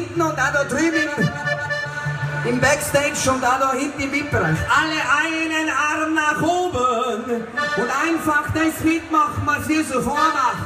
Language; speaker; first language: German; native; German